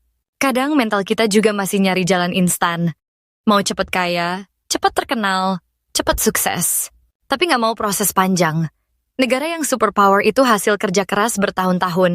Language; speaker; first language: Indonesian; native; Indonesian